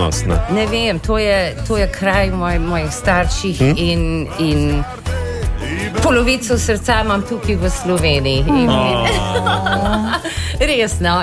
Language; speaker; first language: Slovenian; early bilingual, heritage; Slovenian